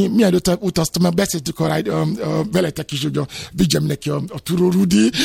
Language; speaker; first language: Hungarian; non-native, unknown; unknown